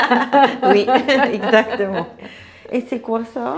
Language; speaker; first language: French; non-native, learner; Japanese